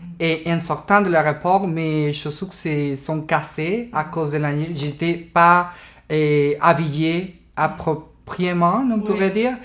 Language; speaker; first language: French; non-native, learner; Spanish